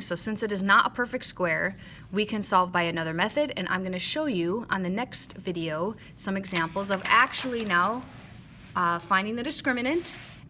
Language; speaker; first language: English; native; English